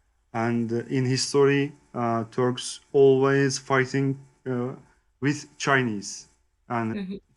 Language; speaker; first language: English; non-native, learner; Turkish